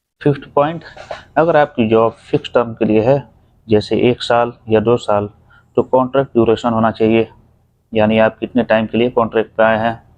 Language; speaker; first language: Hindi; native; Hindi